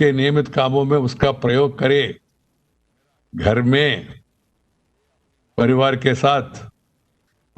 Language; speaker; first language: Hindi; non-native, local second language; Telugu